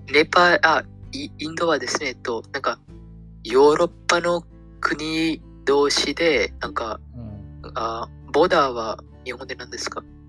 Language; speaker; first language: Japanese; non-native, learner; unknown